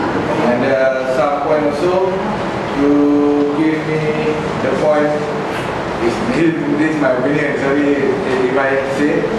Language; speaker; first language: English; non-native, learner; Malay